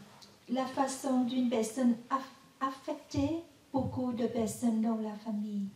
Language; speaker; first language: French; non-native, learner; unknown